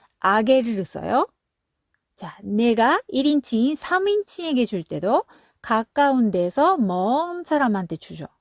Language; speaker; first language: Korean; non-native, fluent; Japanese